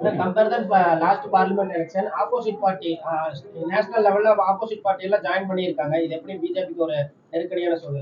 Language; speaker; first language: Tamil; native; Tamil